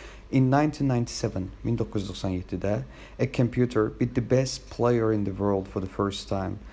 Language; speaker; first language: English; non-native, fluent; Azerbaijani